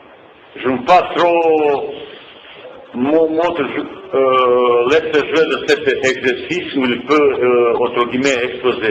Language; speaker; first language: French; non-native, fluent; Bosnian